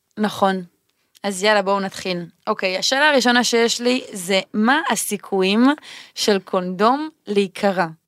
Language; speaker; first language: Hebrew; native; Hebrew